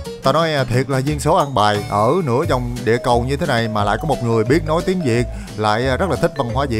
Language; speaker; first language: Vietnamese; native; Vietnamese